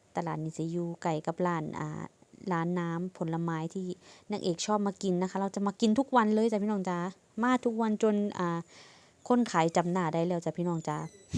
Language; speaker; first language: Thai; native; Thai